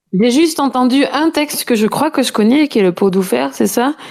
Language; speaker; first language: French; native; French